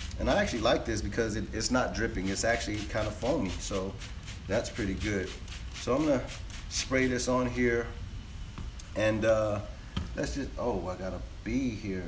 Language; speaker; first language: English; native; English